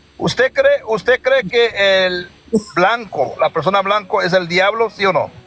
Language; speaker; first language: Spanish; native; Spanish